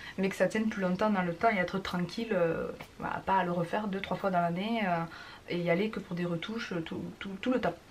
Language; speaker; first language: French; native; French